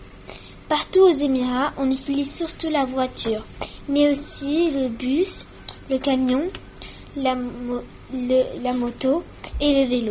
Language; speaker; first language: French; non-native, learner; Spanish